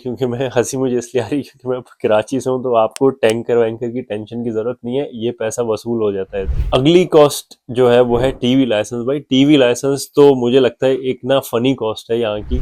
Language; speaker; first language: Urdu; native; Urdu